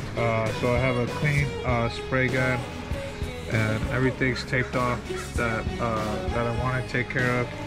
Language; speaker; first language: English; native; English